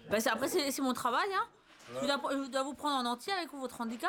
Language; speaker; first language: French; native; French